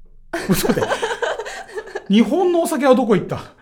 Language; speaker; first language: Japanese; native; Japanese